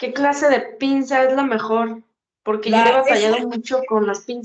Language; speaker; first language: Spanish; native; Spanish